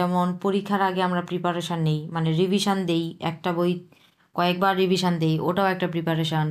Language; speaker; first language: Bangla; native; Bangla